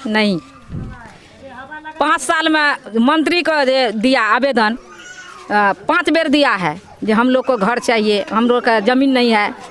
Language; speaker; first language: Hindi; non-native, local second language; Maithili